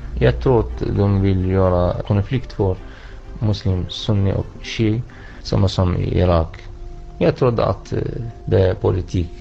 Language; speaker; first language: Swedish; non-native, local second language; Arabic